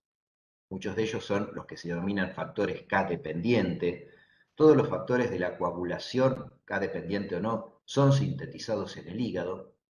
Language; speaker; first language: Spanish; native; Spanish